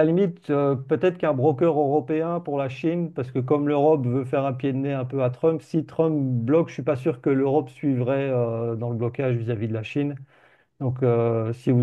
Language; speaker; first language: French; native; French